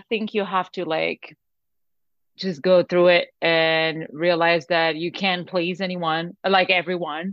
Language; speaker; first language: English; non-native, fluent; French